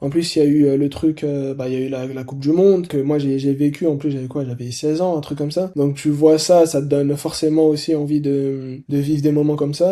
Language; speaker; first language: French; native; French